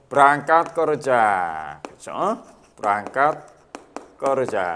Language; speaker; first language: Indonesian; non-native, fluent; Korean